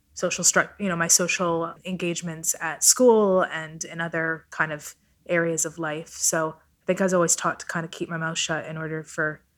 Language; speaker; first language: English; non-native, fluent; Italian